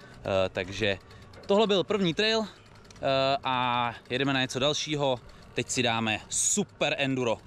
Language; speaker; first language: Czech; native; Czech